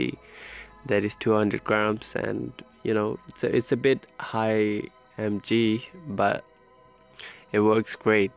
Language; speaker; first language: English; native; English